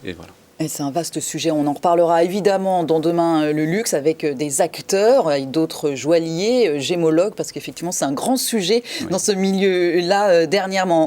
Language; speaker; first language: French; native; French